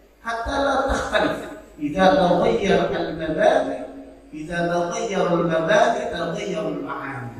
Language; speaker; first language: Arabic; non-native, fluent; Indonesian